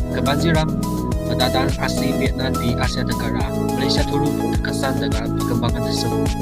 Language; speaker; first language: Malay; non-native, local second language; Chinese